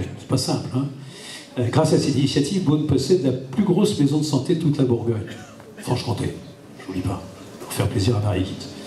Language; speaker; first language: French; native; French